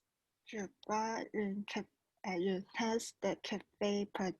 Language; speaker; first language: French; non-native, learner; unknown